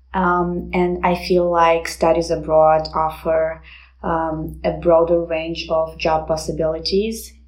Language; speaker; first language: English; non-native, fluent; Romanian